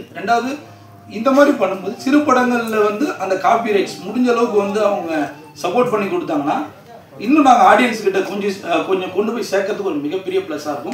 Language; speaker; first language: Tamil; native; Tamil